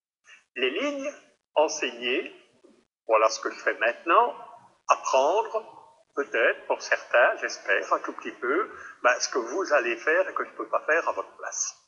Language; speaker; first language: French; native; French